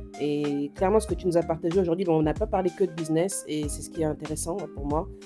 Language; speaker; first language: French; native; French